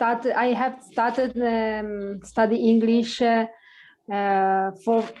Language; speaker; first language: English; non-native, learner; Italian